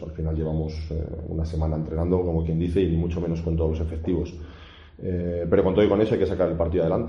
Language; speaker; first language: Spanish; native; Spanish